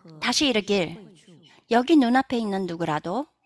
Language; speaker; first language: Korean; native; Korean